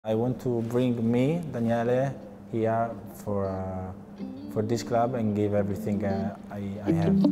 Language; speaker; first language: English; non-native, learner; Italian